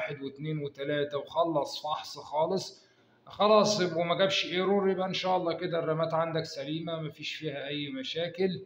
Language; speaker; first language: Arabic; native; Arabic